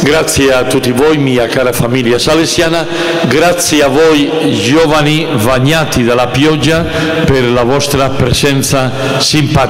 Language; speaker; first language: Italian; non-native, fluent; Spanish